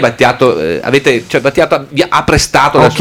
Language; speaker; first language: Italian; native; Italian